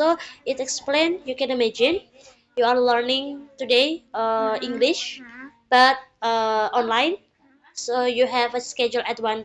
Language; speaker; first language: English; non-native, learner; Indonesian